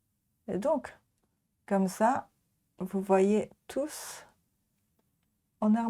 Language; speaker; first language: French; non-native, learner; Japanese